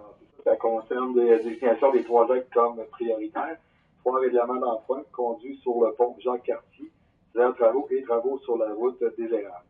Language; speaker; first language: French; native; French